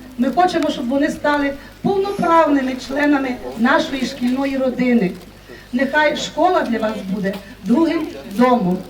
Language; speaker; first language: Ukrainian; native; Ukrainian